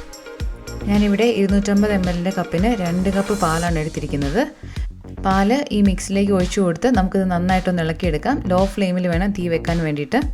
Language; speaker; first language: Malayalam; native; Malayalam